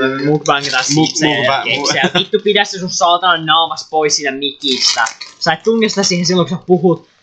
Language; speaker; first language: Finnish; native; Finnish